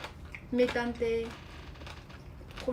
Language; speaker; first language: Japanese; non-native, fluent; Vietnamese